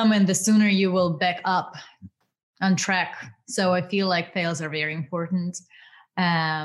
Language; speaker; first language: English; non-native, fluent; Ukrainian